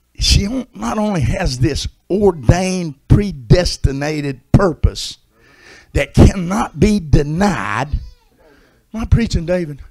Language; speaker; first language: English; native; English